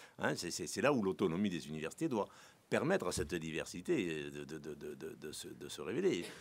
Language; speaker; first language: French; native; French